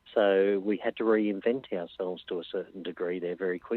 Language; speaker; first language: English; native; English